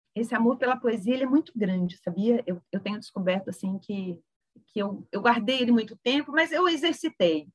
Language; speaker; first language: Portuguese; native; Portuguese